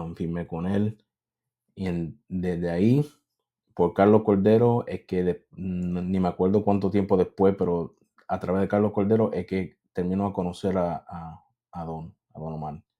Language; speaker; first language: Spanish; early bilingual, heritage; Spanish